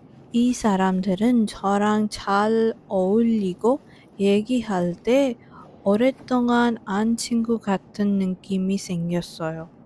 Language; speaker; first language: Korean; non-native, fluent; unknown